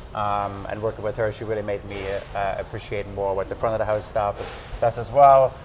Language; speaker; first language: English; non-native, fluent; German